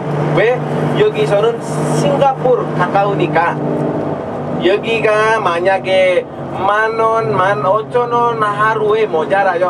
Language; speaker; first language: Korean; non-native, learner; Indonesian